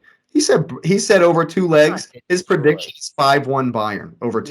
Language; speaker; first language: English; native; English